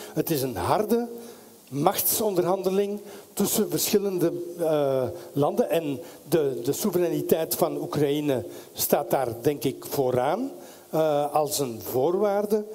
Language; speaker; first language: Dutch; native; Dutch